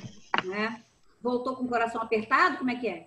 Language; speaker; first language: Portuguese; native; Portuguese